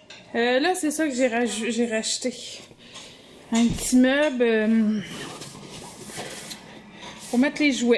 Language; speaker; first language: French; native; French